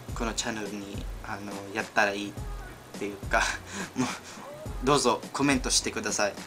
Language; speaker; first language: Japanese; non-native, learner; Filipino